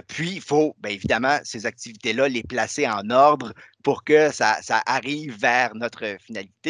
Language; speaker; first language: French; native; French